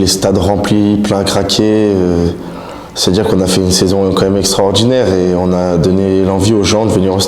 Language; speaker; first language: French; native; French